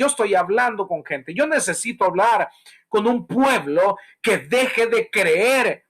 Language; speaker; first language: Spanish; native; Spanish